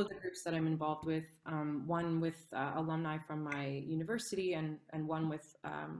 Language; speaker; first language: English; native; English